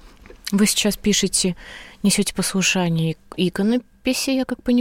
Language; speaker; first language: Russian; native; Russian